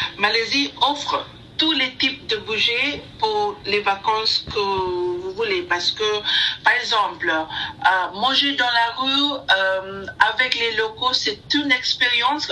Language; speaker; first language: French; non-native, learner; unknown